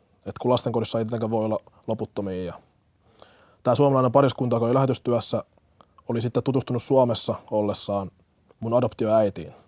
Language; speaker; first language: Finnish; native; Finnish